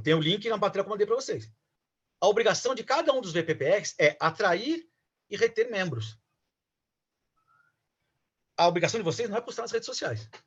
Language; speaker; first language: Portuguese; native; Portuguese